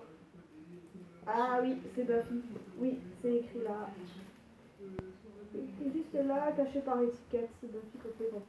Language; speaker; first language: French; native; French